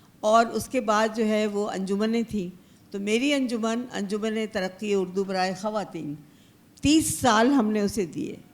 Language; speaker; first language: Urdu; native; Urdu